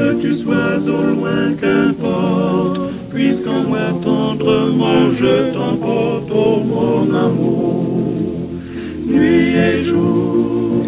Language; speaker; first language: French; native; French